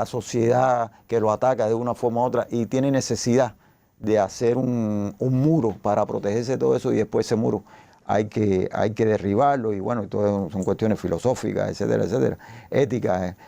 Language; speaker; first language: Spanish; native; Spanish